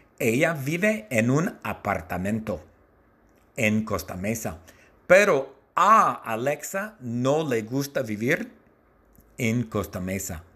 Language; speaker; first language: Spanish; non-native, learner; English